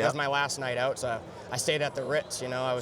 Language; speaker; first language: English; native; English